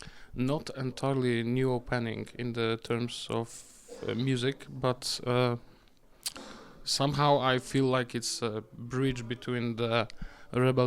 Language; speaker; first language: English; non-native, fluent; Polish